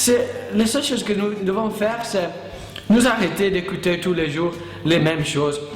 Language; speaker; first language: French; non-native, learner; Italian